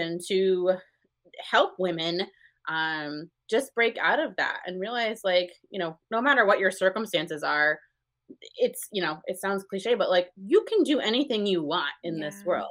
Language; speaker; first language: English; native; English